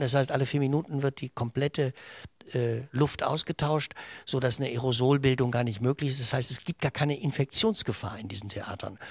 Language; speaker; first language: German; native; German